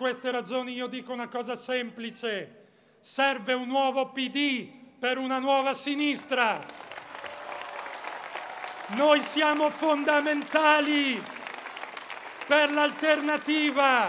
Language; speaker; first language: Italian; native; Italian